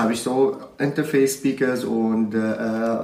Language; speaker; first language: German; non-native, learner; Arabic